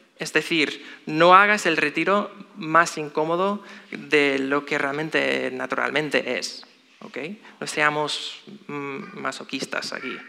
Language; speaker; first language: Spanish; non-native, fluent; English